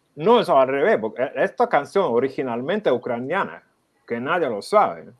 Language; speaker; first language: Spanish; non-native, learner; Ukrainian